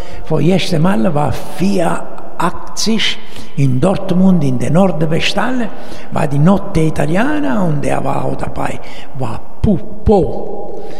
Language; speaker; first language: German; non-native, learner; Italian